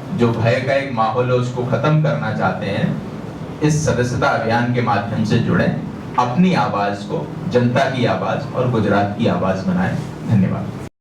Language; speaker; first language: Hindi; native; Hindi